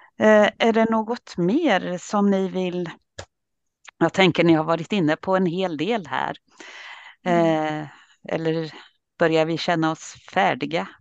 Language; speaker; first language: Swedish; early bilingual, other home language; Finnish